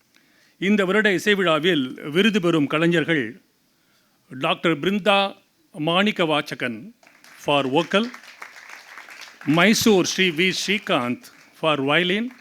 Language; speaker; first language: Tamil; native; Tamil